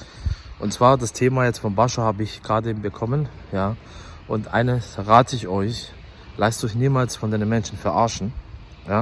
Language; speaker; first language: German; early bilingual, other home language; Turkish